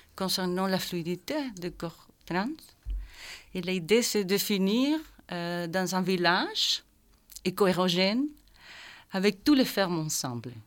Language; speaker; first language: French; non-native, fluent; Spanish